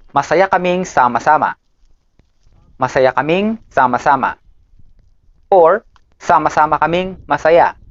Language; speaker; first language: Filipino; non-native, local second language; Iloko